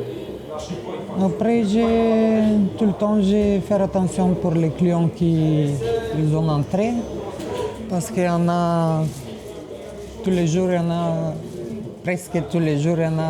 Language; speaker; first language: French; non-native, learner; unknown